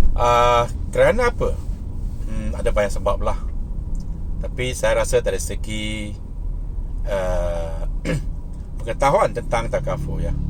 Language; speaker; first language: Malay; native; Malay